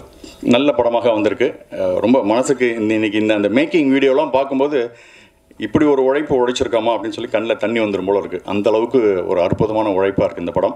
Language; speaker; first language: Tamil; native; Tamil